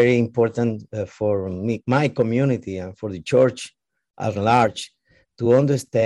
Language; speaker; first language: English; non-native, learner; Spanish